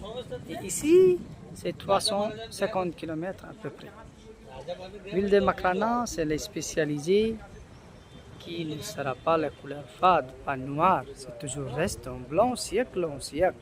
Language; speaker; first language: French; non-native, learner; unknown